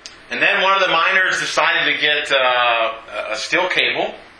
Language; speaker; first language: English; native; English